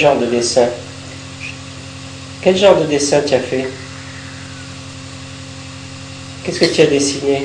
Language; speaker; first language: French; native; French